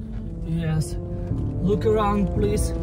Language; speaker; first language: English; non-native, learner; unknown